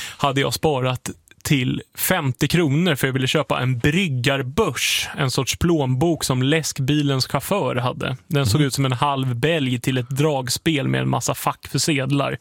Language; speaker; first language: Swedish; native; Swedish